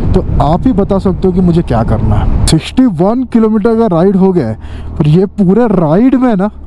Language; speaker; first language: Hindi; non-native, local second language; Marathi